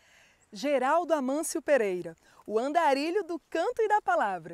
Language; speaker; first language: Portuguese; native; Portuguese